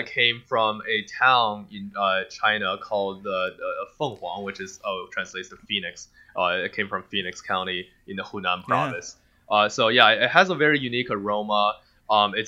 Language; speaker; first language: English; non-native, fluent; Chinese